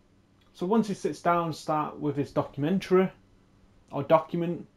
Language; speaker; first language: English; native; English